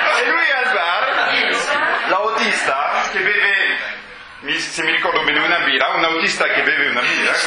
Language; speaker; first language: Italian; non-native, fluent; French